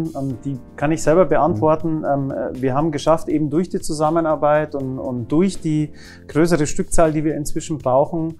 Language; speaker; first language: German; native; German